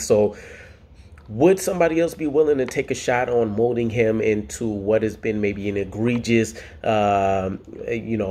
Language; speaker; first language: English; native; English